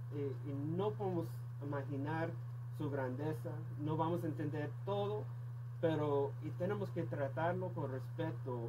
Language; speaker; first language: Spanish; non-native, fluent; English